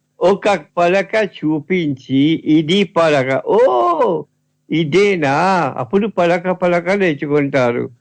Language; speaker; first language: Telugu; early bilingual, heritage; Telugu